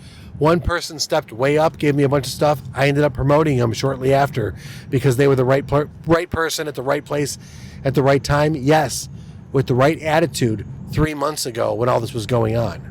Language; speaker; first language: English; native; English